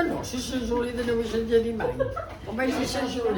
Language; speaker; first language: Catalan; native; Catalan